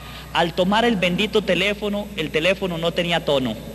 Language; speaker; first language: Spanish; native; Spanish